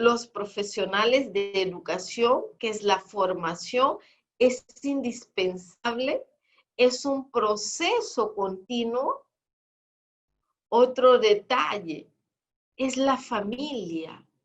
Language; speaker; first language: Spanish; non-native, fluent; Portuguese